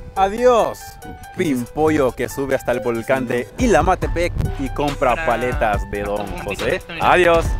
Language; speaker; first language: Spanish; native; Spanish